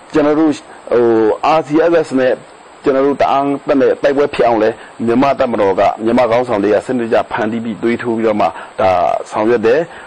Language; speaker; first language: Burmese; non-native, local second language; Shan